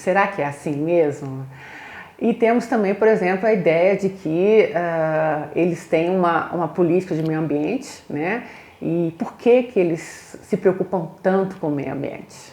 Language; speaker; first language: Portuguese; native; Portuguese